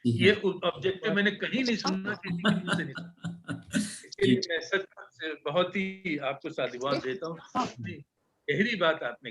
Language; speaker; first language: Hindi; native; Hindi